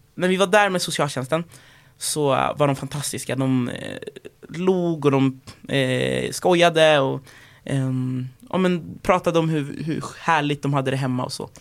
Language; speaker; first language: Swedish; early bilingual, other home language; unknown